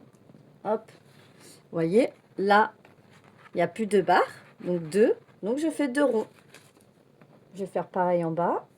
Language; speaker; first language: French; native; French